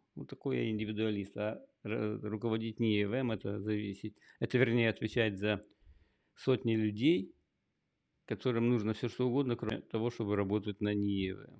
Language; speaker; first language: Russian; native; Russian